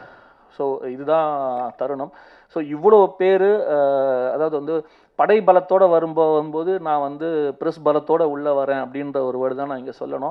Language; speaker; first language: Tamil; native; Tamil